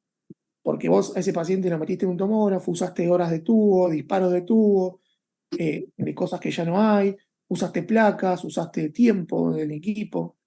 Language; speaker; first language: Spanish; native; Spanish